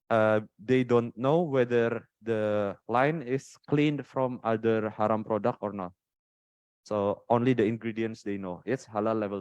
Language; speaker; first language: English; non-native, fluent; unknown